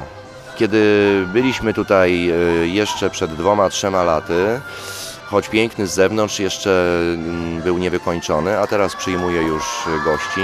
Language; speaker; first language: Polish; native; Polish